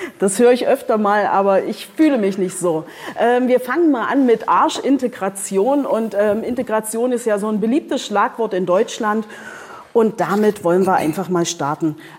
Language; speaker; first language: German; native; German